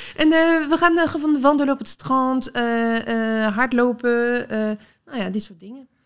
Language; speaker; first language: Dutch; non-native, fluent; French